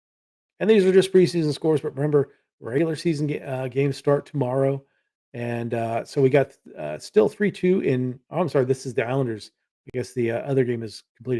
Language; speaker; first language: English; native; English